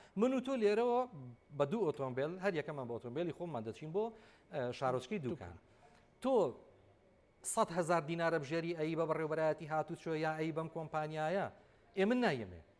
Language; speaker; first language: Central Kurdish; native; Central Kurdish